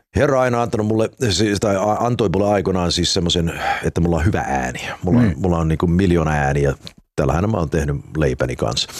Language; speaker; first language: Finnish; early bilingual, heritage; Finnish